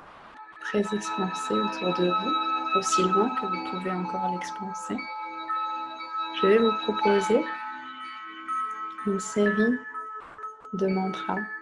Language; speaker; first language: French; native; French